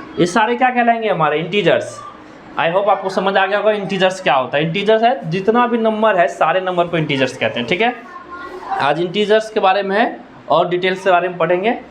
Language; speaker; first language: Hindi; native; Hindi